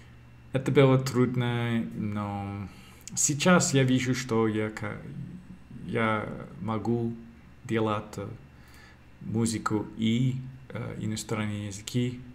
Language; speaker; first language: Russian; non-native, learner; English